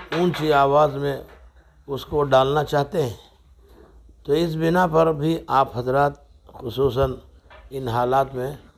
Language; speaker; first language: Hindi; non-native, local second language; Urdu